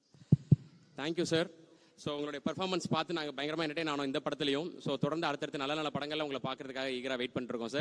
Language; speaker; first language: Tamil; native; Tamil